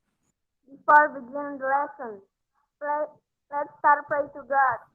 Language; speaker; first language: English; non-native, learner; Indonesian